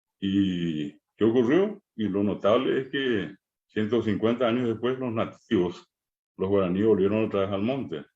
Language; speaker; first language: Spanish; non-native, local second language; Guarani